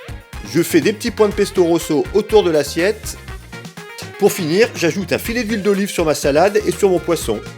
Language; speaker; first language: French; native; French